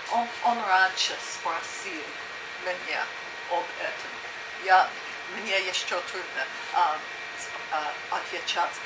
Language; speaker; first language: Russian; non-native, learner; English